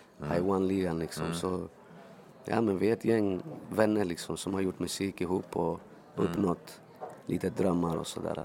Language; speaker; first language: Swedish; early bilingual, other home language; Spanish